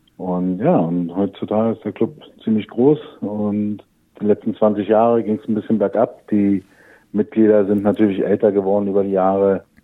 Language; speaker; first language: German; native; German